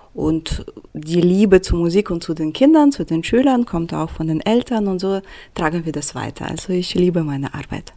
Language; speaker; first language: German; non-native, fluent; Russian